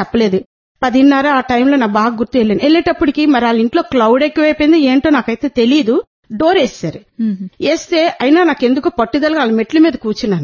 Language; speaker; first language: Telugu; native; Telugu